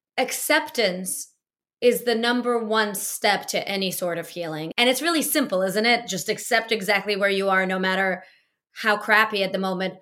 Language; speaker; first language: English; early bilingual, other home language; Russian